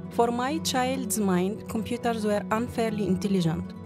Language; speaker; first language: English; non-native, fluent; Arabic